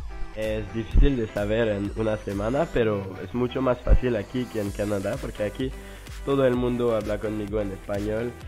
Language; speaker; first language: Spanish; non-native, fluent; French